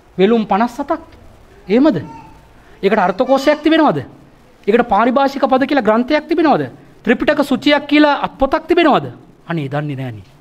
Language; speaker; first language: Sinhala; non-native, local second language; Tamil